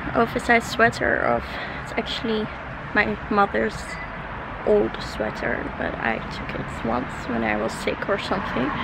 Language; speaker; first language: English; non-native, fluent; Dutch